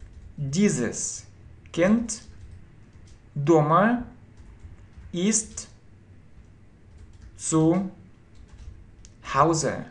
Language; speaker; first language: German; non-native, fluent; Russian